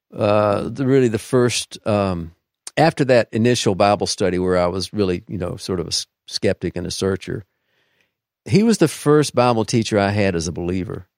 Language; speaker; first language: English; native; English